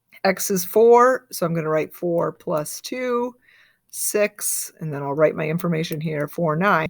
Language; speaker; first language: English; native; English